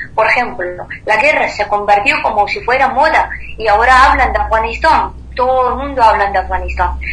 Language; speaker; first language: Spanish; non-native, fluent; Persian